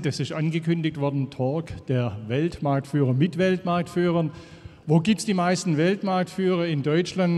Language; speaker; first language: German; native; German